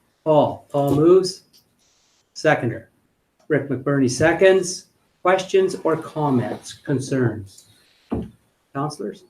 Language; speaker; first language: English; native; English